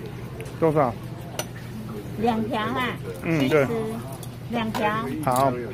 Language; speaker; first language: Chinese; non-native, learner; English